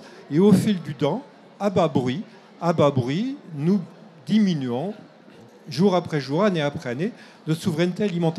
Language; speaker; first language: French; native; French